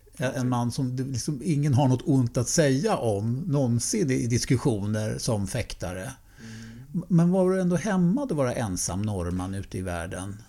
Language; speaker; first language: Swedish; native; Swedish